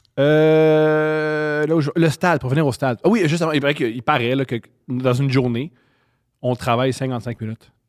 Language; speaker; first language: French; native; French